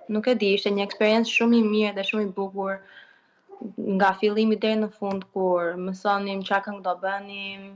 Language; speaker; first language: Albanian; early bilingual, other home language; English